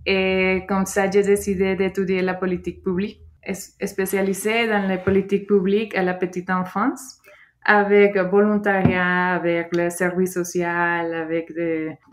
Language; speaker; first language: French; non-native, fluent; Spanish